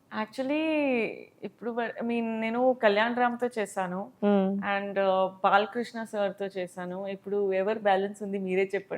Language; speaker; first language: Telugu; non-native, learner; Hindi